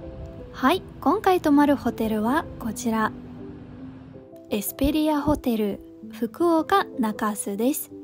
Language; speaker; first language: Japanese; non-native, fluent; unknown